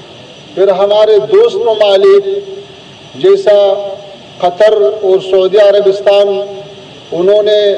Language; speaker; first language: Hindi; non-native, fluent; Pashto